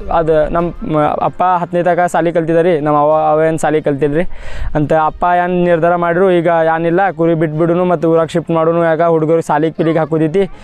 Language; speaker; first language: Kannada; non-native, local second language; Marathi